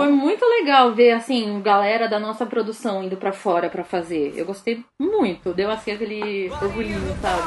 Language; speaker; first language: Portuguese; native; Portuguese